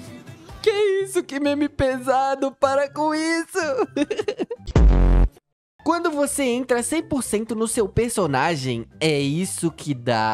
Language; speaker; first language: Portuguese; native; Portuguese